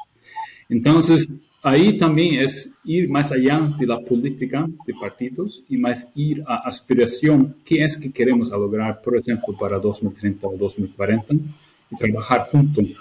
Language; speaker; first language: Spanish; non-native, fluent; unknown